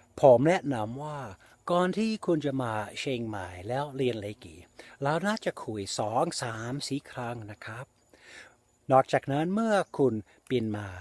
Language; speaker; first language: Thai; non-native, fluent; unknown